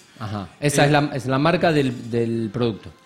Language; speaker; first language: Spanish; native; Spanish